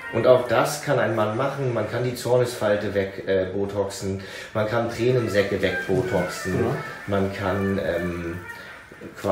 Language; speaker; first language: German; native; German